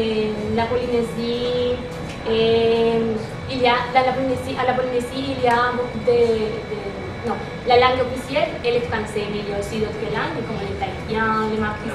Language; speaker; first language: French; non-native, learner; Spanish